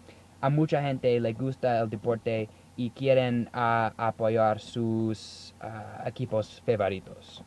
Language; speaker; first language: Spanish; non-native, learner; English